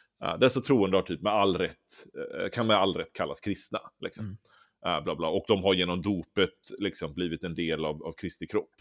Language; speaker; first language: Swedish; native; Swedish